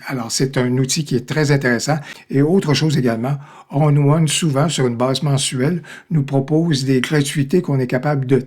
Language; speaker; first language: French; native; French